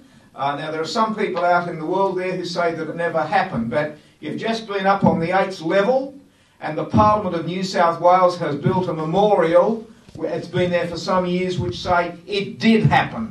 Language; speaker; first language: English; native; English